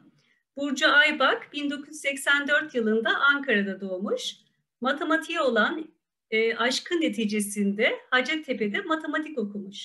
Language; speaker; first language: Turkish; native; Turkish